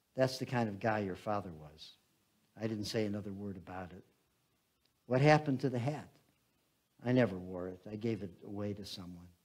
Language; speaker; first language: English; native; English